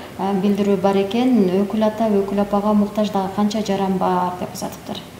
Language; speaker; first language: Kyrgyz; native; Kyrgyz